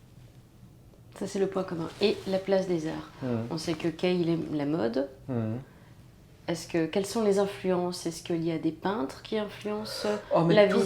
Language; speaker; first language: French; native; French